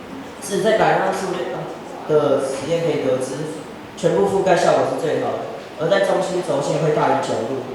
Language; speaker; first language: Chinese; native; Chinese